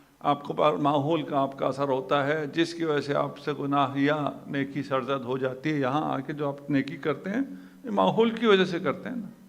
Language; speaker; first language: Urdu; non-native, local second language; Punjabi